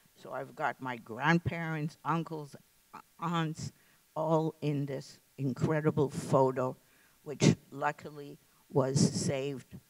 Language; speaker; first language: English; early bilingual, other home language; Lithuanian